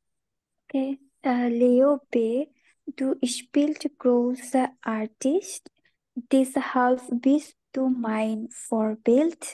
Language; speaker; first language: German; non-native, learner; Bangla